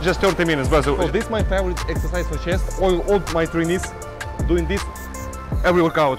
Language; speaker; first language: English; non-native, learner; Russian